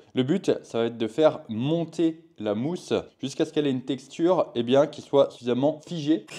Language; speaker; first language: French; native; French